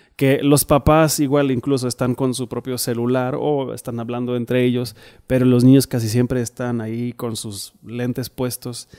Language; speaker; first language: Spanish; non-native, fluent; German